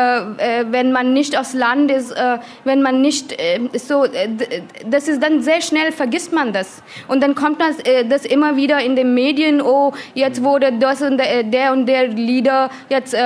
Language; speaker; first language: German; non-native, learner; Hindi